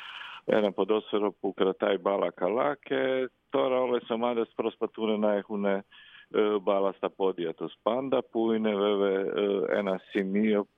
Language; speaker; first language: Greek; non-native, learner; Croatian